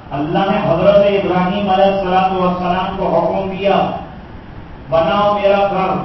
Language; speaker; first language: Urdu; non-native, local second language; Gujarati